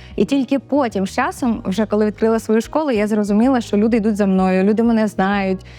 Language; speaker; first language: Ukrainian; native; Ukrainian